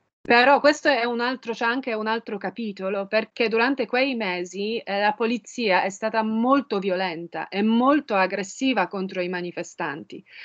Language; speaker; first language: Italian; non-native, fluent; Polish